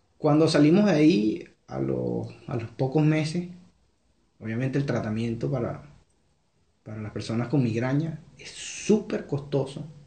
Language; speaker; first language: Spanish; native; Spanish